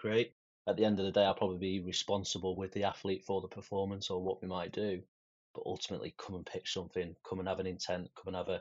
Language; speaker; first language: English; native; English